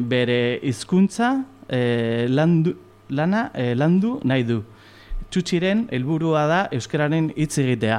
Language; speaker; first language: Basque; non-native, local second language; Spanish